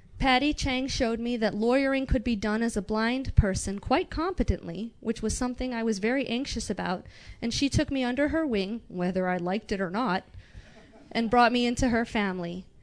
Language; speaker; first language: English; non-native, local second language; Arabic